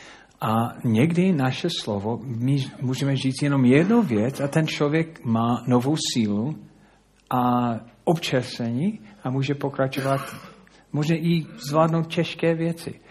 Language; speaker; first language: Czech; non-native, fluent; English